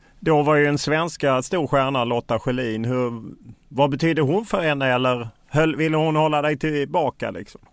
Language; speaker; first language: Swedish; native; Swedish